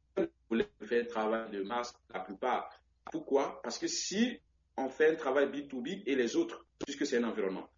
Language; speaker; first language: French; non-native, local second language; Baoulé